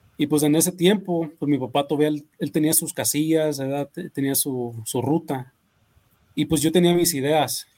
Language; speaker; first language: Spanish; early bilingual, heritage; Spanish